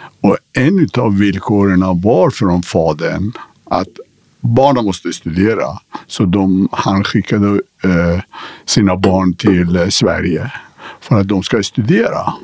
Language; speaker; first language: Swedish; non-native, fluent; Persian